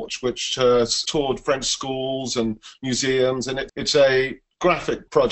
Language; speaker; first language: English; native; English